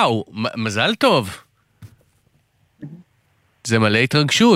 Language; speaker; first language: Hebrew; native; Hebrew